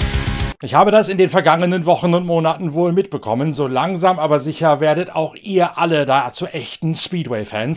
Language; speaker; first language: German; native; German